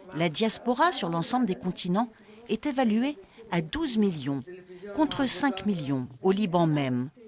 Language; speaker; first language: French; native; French